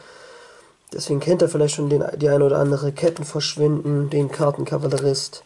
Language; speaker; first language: German; native; German